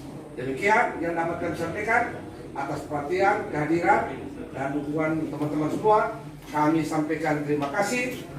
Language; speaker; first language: Indonesian; native; Indonesian